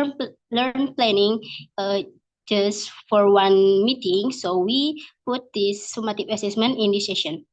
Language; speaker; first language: English; non-native, learner; Indonesian